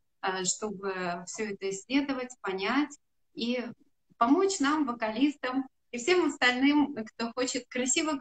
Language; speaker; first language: Russian; native; Russian